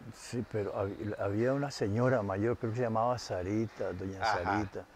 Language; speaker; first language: Spanish; native; Spanish